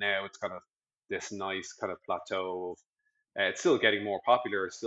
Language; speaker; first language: English; native; English